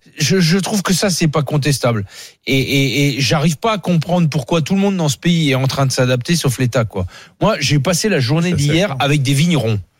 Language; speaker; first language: French; native; French